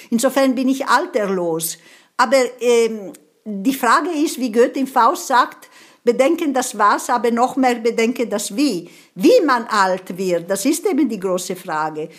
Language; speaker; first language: German; non-native, fluent; Italian